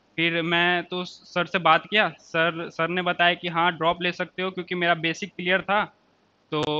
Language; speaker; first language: Hindi; native; Hindi